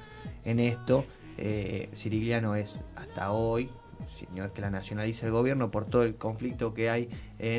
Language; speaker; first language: Spanish; native; Spanish